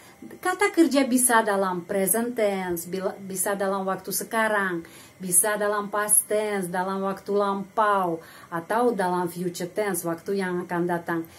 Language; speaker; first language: Indonesian; non-native, fluent; Russian